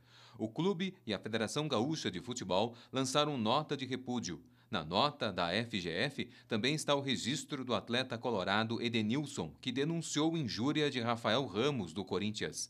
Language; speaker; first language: Portuguese; native; Portuguese